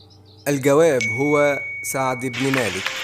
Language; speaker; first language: Arabic; native; Arabic